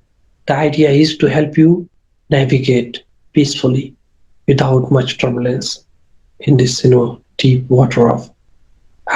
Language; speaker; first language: English; non-native, local second language; Urdu